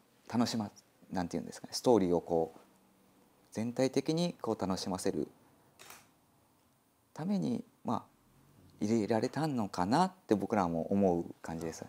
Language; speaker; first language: Japanese; native; Japanese